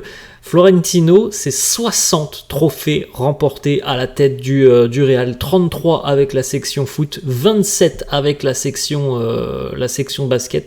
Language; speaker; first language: French; native; French